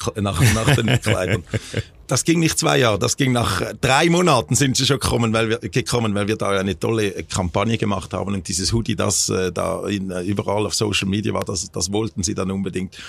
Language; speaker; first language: German; native; German